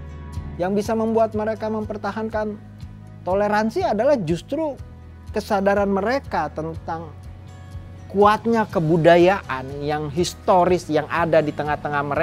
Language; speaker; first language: Indonesian; native; Indonesian